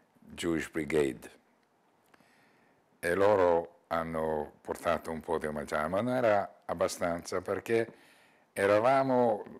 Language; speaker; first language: Italian; non-native, learner; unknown